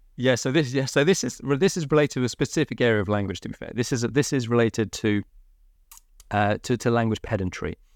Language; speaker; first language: English; native; English